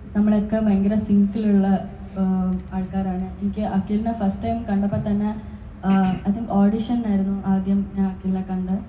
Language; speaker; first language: Malayalam; non-native, local second language; Tamil